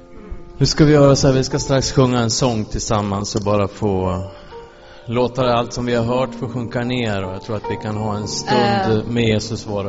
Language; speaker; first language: Swedish; native; Swedish